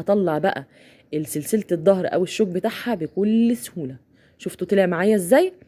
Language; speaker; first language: Arabic; native; Arabic